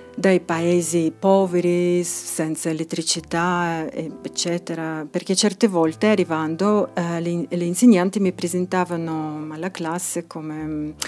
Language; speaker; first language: Italian; non-native, fluent; Russian